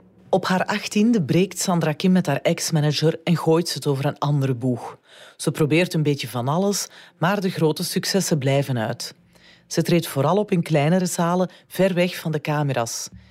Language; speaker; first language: Dutch; native; Dutch